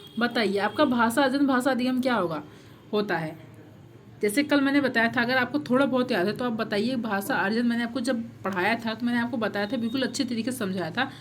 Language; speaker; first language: Hindi; native; Hindi